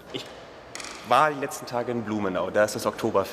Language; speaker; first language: German; native; German